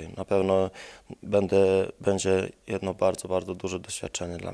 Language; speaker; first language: Polish; non-native, fluent; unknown